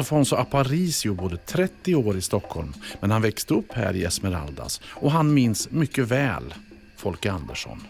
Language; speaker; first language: Swedish; native; Swedish